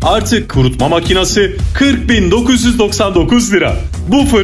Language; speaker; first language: Turkish; native; Turkish